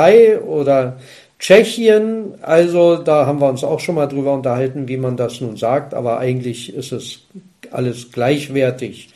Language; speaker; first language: German; native; German